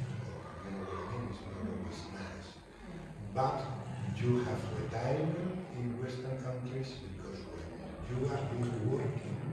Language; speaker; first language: English; non-native, fluent; Spanish